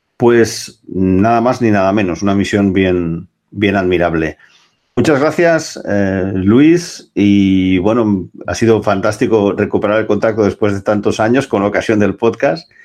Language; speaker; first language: Spanish; non-native, local second language; Catalan